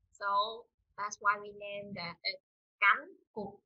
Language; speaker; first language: English; non-native, fluent; Vietnamese